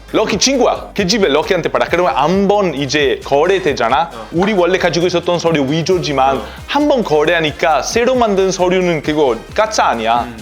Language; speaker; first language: Korean; non-native, fluent; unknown